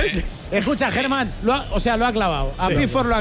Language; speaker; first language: Spanish; native; Spanish